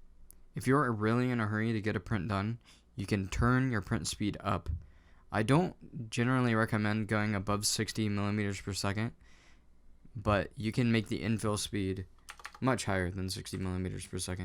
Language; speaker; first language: English; native; English